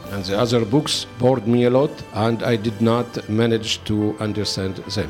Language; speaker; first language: English; non-native, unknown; Arabic